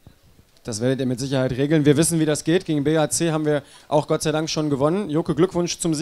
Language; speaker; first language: German; native; German